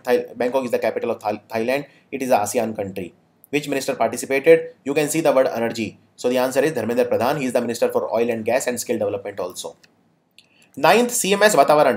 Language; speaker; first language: English; non-native, local second language; Hindi